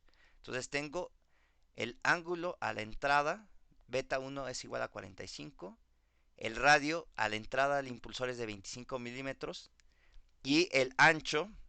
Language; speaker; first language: Spanish; native; Spanish